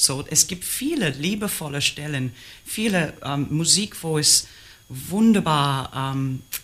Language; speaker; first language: German; non-native, fluent; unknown